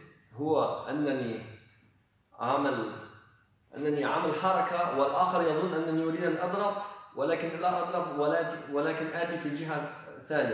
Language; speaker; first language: Arabic; non-native, learner; Polish